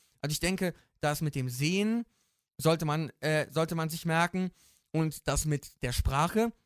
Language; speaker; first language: German; native; German